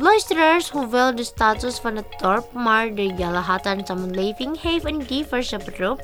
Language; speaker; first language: Dutch; non-native, learner; Indonesian